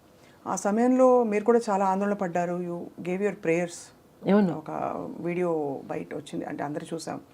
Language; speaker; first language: Telugu; native; Telugu